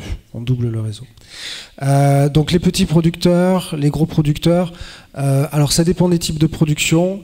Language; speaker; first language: French; native; French